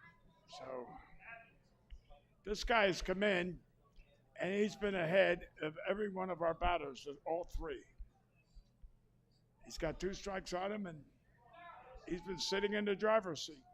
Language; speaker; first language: English; native; English